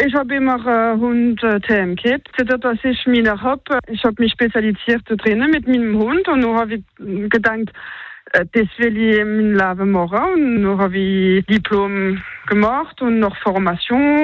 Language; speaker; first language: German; non-native, local second language; French